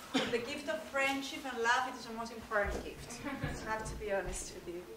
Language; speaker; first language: English; non-native, fluent; Greek